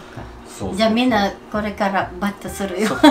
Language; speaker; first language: Japanese; non-native, learner; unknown